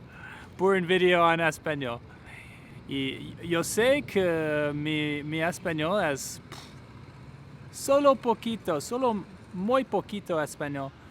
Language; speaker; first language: Spanish; non-native, learner; English